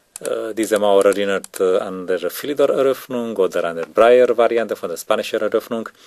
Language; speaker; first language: German; non-native, learner; Romanian